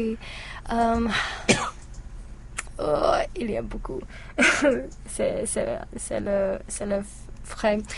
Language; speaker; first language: French; non-native, learner; English